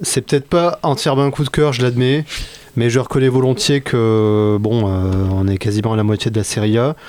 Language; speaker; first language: French; native; French